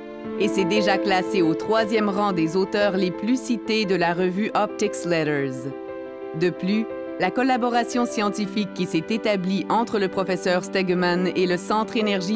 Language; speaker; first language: French; native; French